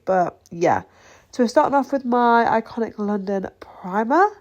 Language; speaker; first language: English; native; English